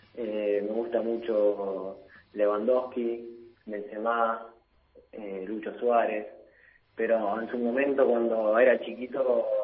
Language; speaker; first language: Spanish; early bilingual, heritage; Italian